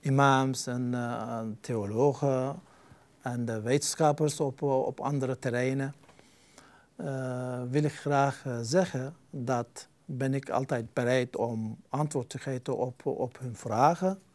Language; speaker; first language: Dutch; non-native, fluent; Turkish